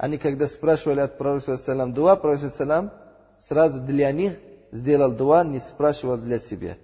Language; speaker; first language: Russian; non-native, learner; Uzbek